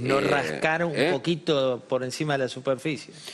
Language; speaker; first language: Spanish; native; Spanish